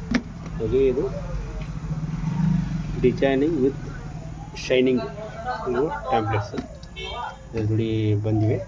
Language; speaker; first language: Kannada; native; Kannada